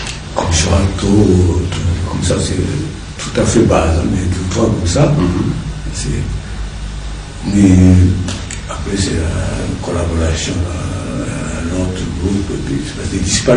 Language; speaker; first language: French; non-native, learner; Japanese